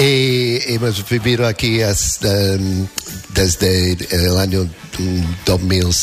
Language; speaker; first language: Spanish; non-native, fluent; English